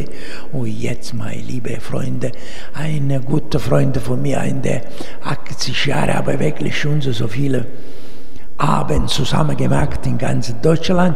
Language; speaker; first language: German; non-native, learner; Italian